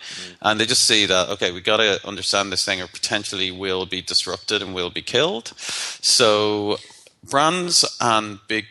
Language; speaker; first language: English; native; English